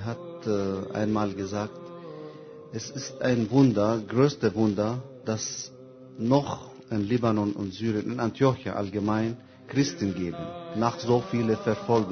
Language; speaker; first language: German; non-native, fluent; Arabic